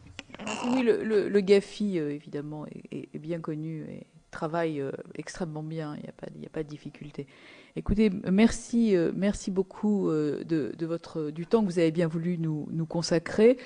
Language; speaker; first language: French; native; French